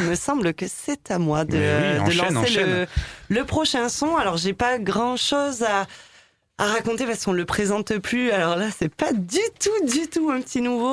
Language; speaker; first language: French; native; French